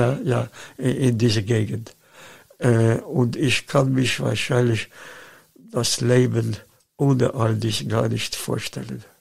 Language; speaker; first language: German; non-native, fluent; Dutch